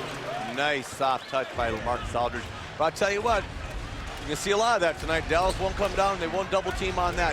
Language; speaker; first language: English; native; English